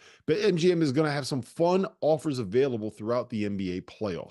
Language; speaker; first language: English; native; English